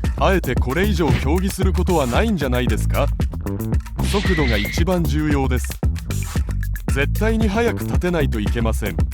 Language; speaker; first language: Japanese; non-native, fluent; Korean